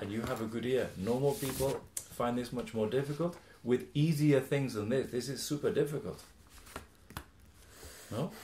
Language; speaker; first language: English; native; English